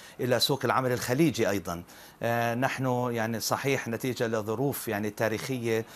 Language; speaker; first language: Arabic; native; Arabic